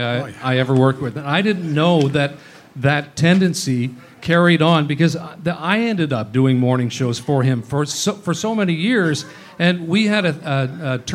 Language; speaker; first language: English; native; English